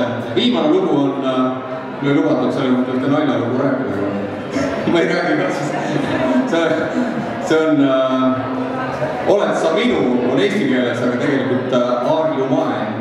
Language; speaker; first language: Estonian; non-native, fluent; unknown